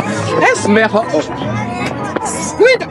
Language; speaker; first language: Spanish; non-native, learner; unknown